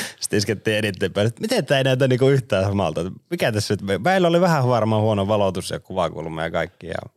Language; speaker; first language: Finnish; native; Finnish